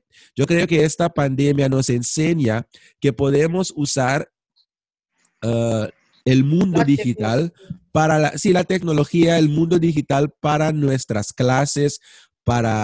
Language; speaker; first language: Spanish; non-native, fluent; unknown